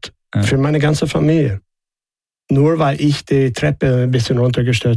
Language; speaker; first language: German; non-native, fluent; English